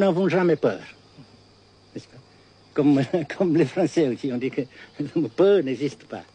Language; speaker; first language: French; non-native, fluent; Vietnamese